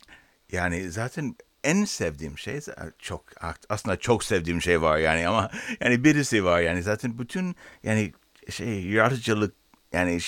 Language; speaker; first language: Turkish; non-native, learner; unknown